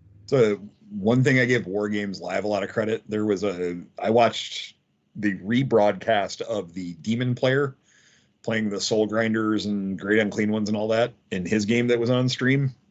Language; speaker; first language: English; native; English